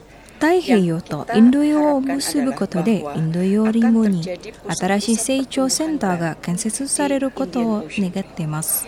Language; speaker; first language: Japanese; non-native, fluent; Indonesian